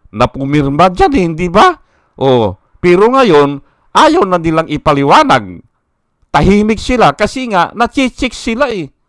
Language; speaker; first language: Filipino; non-native, local second language; Iloko